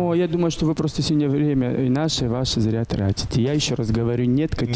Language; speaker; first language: Russian; native; Russian